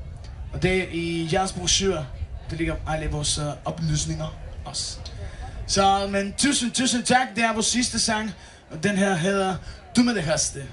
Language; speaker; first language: Danish; non-native, learner; Spanish